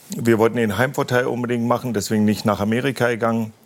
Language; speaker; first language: German; native; German